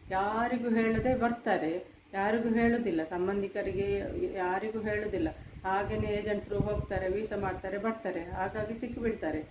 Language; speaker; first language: Kannada; non-native, local second language; Tulu